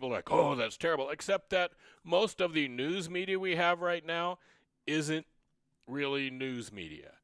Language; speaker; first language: English; native; English